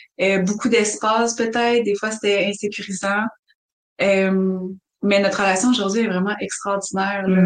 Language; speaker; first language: French; native; French